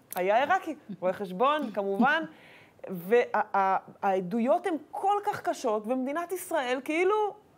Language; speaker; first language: Hebrew; native; Hebrew